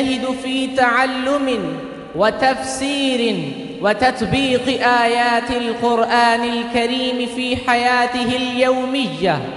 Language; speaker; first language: Arabic; non-native, learner; Urdu